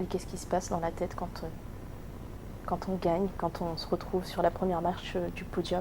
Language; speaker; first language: French; native; French